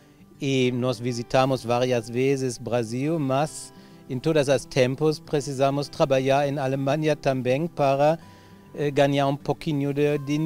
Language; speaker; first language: Portuguese; non-native, fluent; German